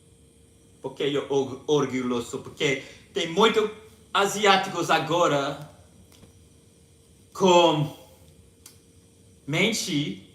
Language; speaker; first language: Portuguese; non-native, learner; English